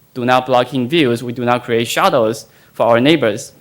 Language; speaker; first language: English; non-native, fluent; Chinese